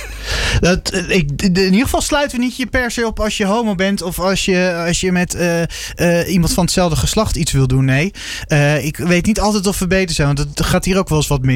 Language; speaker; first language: Dutch; native; Dutch